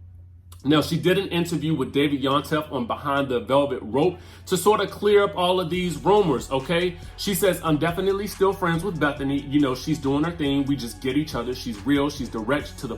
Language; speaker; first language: English; native; English